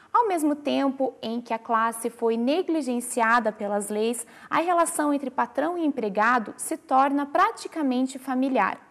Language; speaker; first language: Portuguese; native; Portuguese